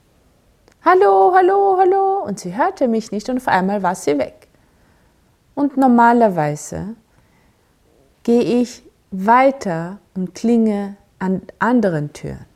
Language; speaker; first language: German; non-native, fluent; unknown